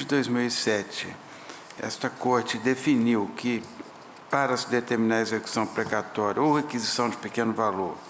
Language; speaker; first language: Portuguese; native; Portuguese